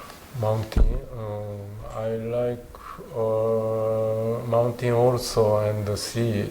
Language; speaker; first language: English; non-native, learner; Japanese